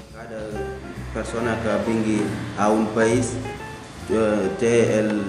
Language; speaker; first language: Catalan; non-native, learner; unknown